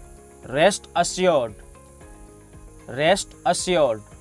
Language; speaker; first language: English; non-native, fluent; Hindi